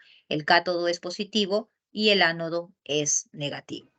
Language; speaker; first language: Spanish; native; Spanish